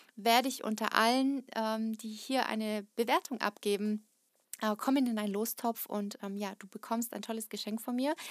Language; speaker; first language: German; early bilingual, other home language; Russian